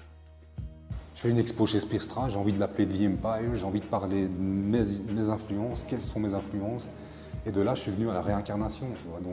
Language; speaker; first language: French; native; French